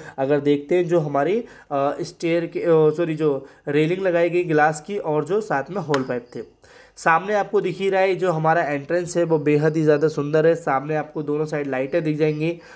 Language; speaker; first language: Hindi; native; Hindi